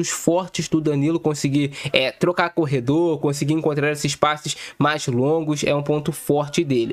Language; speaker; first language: Portuguese; native; Portuguese